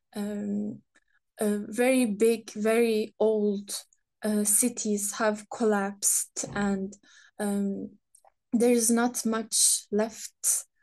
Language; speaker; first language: English; non-native, fluent; Turkish